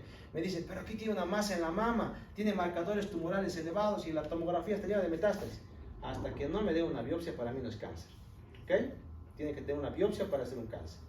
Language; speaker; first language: Spanish; native; Spanish